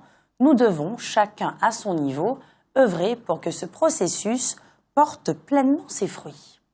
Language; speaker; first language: French; native; French